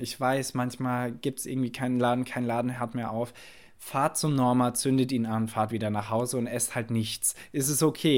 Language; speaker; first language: German; native; German